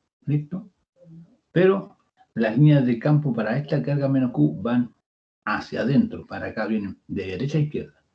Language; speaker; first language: Spanish; native; Spanish